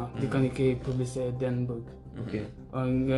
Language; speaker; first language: Norwegian; non-native, learner; Persian